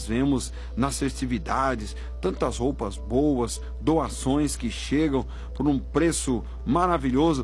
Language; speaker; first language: Portuguese; native; Portuguese